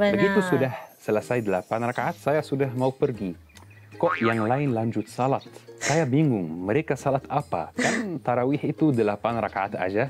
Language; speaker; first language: Indonesian; non-native, fluent; Arabic